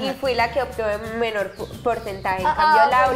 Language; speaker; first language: Spanish; native; Spanish